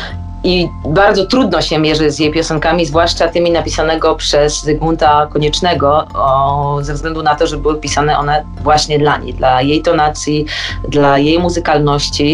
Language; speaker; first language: Polish; native; Polish